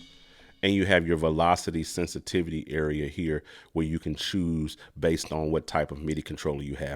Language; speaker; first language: English; native; English